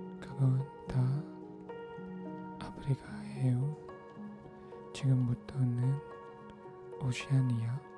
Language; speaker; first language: Korean; non-native, learner; Filipino